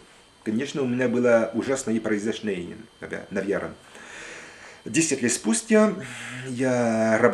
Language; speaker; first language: Russian; non-native, fluent; French